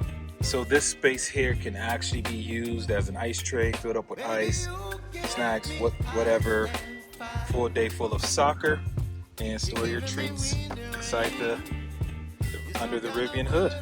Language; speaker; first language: English; native; English